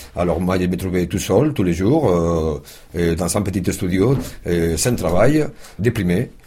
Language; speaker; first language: French; non-native, fluent; Spanish